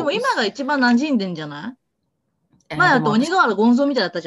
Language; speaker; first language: Japanese; native; Japanese